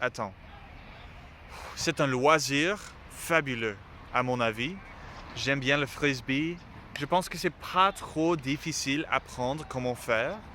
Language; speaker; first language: French; non-native, learner; English